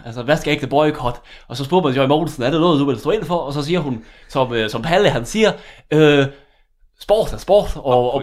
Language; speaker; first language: Danish; native; Danish